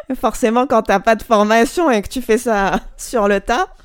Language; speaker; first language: French; non-native, local second language; Arabic